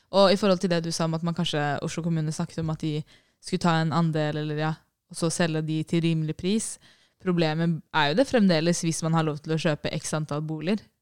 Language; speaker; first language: Norwegian; native; Norwegian